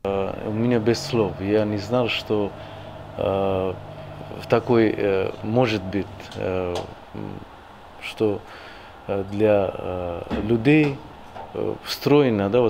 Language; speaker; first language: Russian; non-native, fluent; Bangla